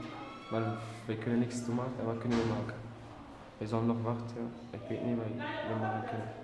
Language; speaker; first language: Dutch; early bilingual, other home language; Albanian